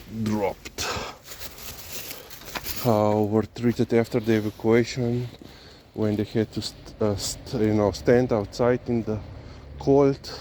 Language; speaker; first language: English; non-native, fluent; Slovenian